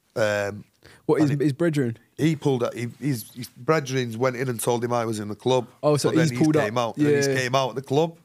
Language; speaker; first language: English; native; English